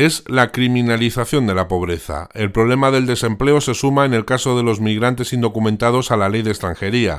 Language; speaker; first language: Spanish; native; Spanish